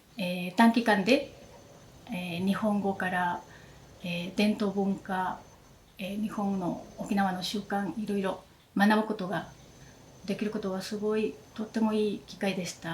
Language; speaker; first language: Japanese; early bilingual, heritage; Spanish